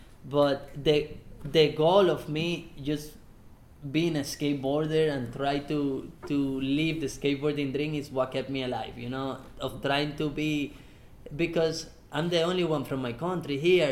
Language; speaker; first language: English; non-native, fluent; Spanish